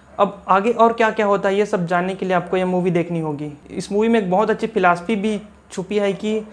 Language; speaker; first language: Hindi; native; Hindi